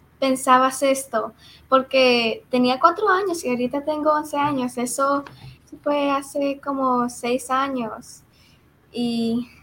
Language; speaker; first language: Spanish; early bilingual, heritage; Spanish